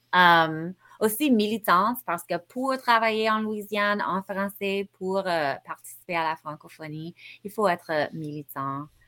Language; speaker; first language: French; non-native, fluent; English